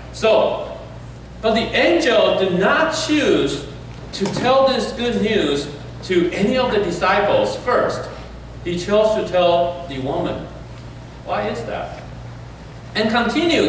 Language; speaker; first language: English; early bilingual, other home language; Chinese